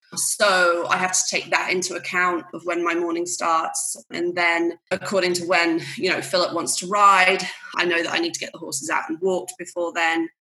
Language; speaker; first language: English; native; English